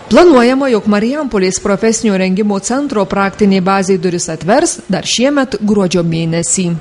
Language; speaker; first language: Lithuanian; native; Lithuanian